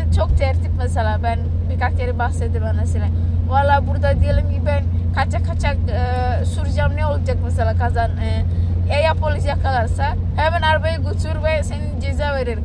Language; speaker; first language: Turkish; non-native, learner; Indonesian